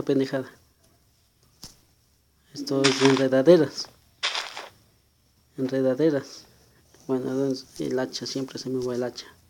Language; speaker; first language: Spanish; native; Spanish